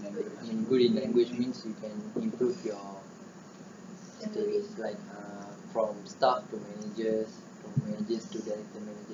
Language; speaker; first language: English; non-native, learner; Malay